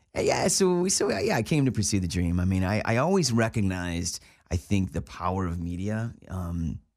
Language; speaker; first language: English; native; English